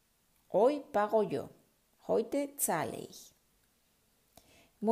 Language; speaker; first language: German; non-native, fluent; Spanish